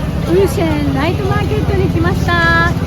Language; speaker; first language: Japanese; native; Japanese